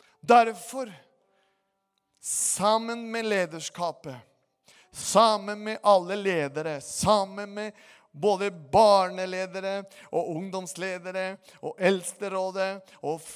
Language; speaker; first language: Norwegian; non-native, fluent; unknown